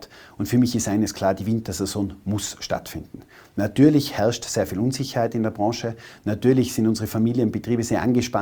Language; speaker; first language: German; native; German